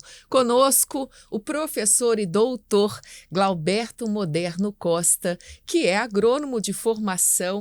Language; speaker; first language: Portuguese; native; Portuguese